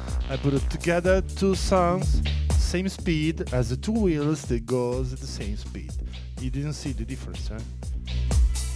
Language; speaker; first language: English; non-native, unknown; Italian